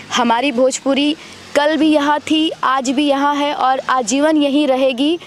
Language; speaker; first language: Hindi; native; Hindi